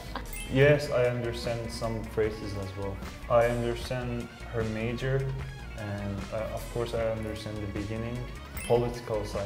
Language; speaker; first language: English; non-native, fluent; Persian